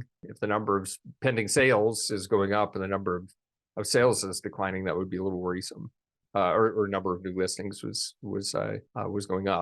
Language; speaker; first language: English; native; English